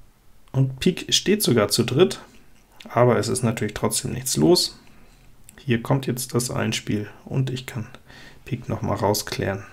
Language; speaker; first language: German; native; German